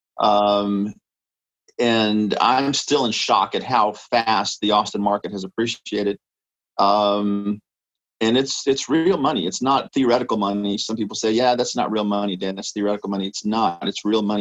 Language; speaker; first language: English; native; English